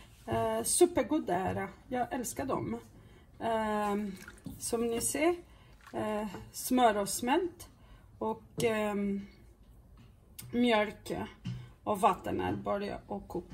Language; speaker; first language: Swedish; non-native, fluent; Portuguese